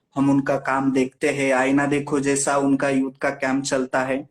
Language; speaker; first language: Hindi; non-native, local second language; Marathi